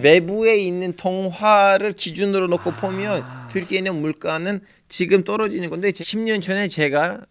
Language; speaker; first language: Korean; non-native, fluent; Turkish